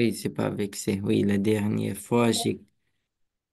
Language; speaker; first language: French; non-native, learner; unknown